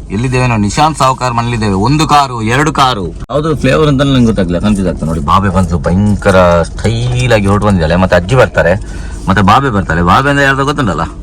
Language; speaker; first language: Kannada; native; Kannada